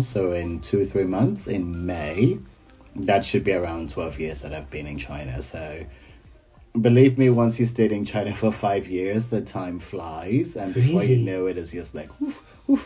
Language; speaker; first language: English; non-native, local second language; Yoruba